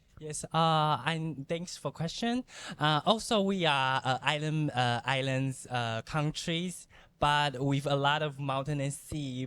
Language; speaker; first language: English; non-native, learner; Chinese